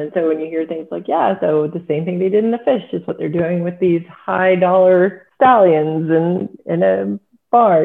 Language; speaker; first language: English; native; English